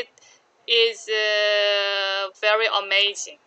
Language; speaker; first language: English; non-native, learner; Korean